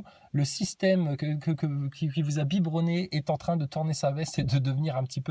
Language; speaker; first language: French; native; French